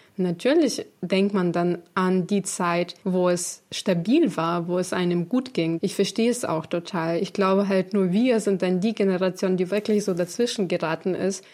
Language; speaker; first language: German; non-native, fluent; Ukrainian